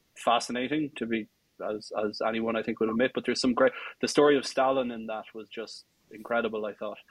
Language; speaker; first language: English; native; English